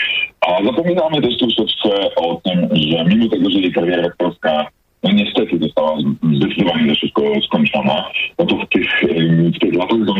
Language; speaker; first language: Polish; native; Polish